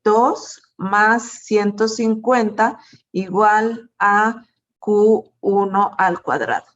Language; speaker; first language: Spanish; native; Spanish